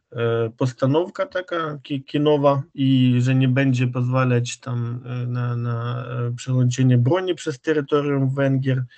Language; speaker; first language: Polish; non-native, fluent; Ukrainian